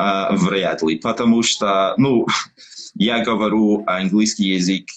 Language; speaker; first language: Russian; non-native, learner; English